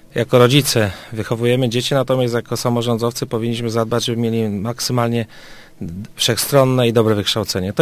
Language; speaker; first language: Polish; native; Polish